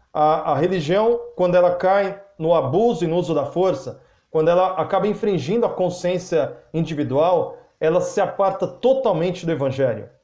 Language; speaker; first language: Portuguese; native; Portuguese